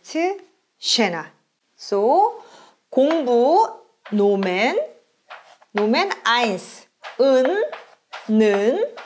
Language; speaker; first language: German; non-native, fluent; Korean